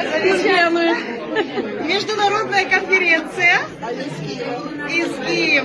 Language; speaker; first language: Russian; native; Russian